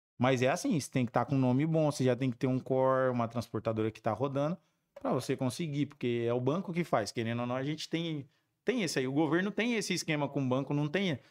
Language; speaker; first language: Portuguese; native; Portuguese